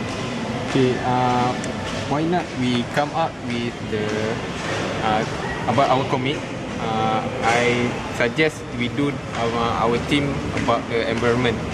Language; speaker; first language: English; non-native, local second language; Malay